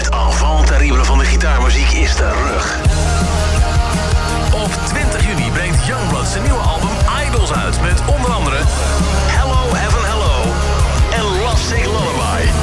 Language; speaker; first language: Dutch; native; Dutch